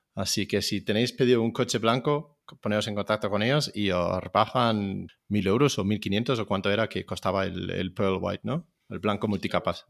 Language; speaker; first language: Spanish; non-native, fluent; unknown